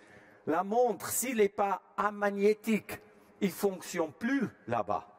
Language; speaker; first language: French; non-native, fluent; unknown